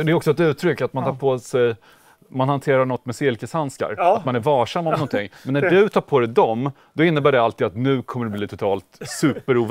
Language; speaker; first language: Swedish; native; Swedish